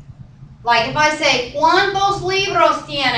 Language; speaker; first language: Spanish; non-native, fluent; English